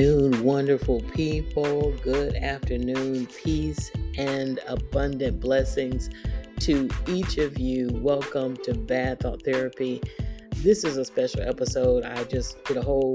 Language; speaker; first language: English; native; English